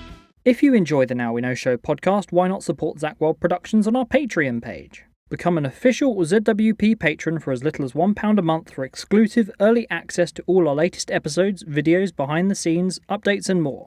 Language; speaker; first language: English; native; English